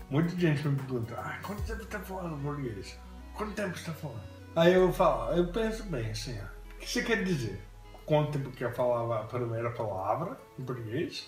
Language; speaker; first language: Portuguese; non-native, fluent; English